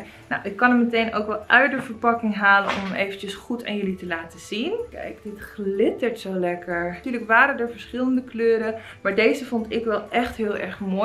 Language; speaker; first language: Dutch; native; Dutch